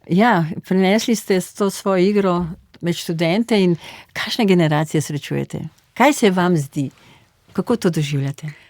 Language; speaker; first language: Slovenian; native; Slovenian